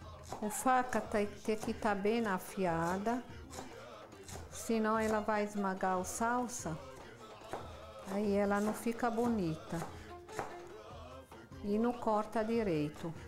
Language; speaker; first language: Portuguese; non-native, fluent; Arabic